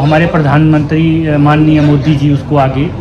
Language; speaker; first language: Hindi; native; Hindi